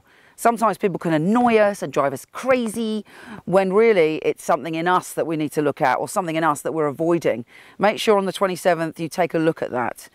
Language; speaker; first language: English; native; English